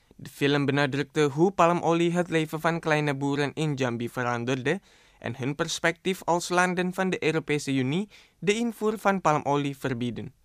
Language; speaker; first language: Dutch; non-native, fluent; Indonesian